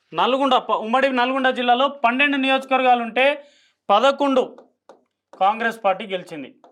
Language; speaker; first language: Telugu; non-native, local second language; Lambadi